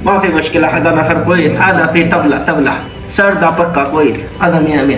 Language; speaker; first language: Arabic; non-native, learner; Malayalam